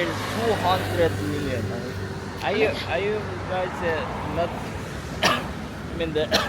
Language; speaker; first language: English; non-native, learner; Korean